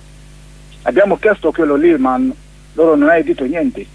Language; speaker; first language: Italian; non-native, learner; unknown